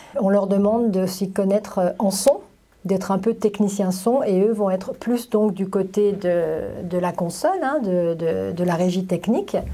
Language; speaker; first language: French; native; French